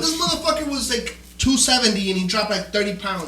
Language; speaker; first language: English; early bilingual, other home language; Spanish